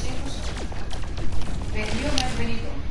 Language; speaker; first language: Dutch; non-native, learner; Portuguese